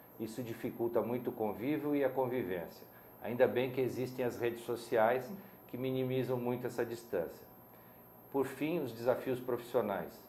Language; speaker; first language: Portuguese; native; Portuguese